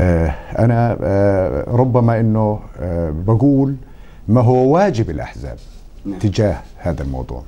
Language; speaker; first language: Arabic; native; Arabic